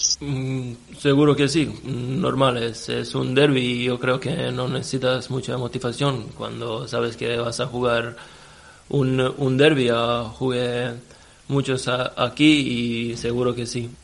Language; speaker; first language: Spanish; non-native, fluent; Serbian